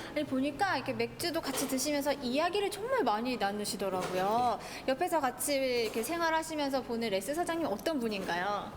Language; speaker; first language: Korean; native; Korean